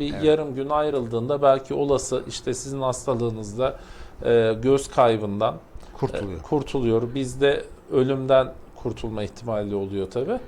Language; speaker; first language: Turkish; native; Turkish